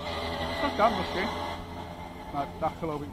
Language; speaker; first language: Dutch; non-native, learner; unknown